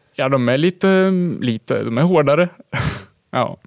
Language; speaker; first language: Swedish; early bilingual, other home language; Arabic